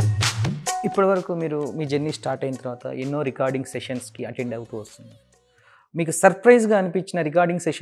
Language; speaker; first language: Telugu; native; Telugu